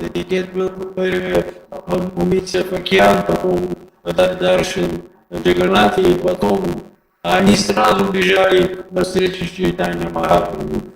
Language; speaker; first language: Russian; non-native, learner; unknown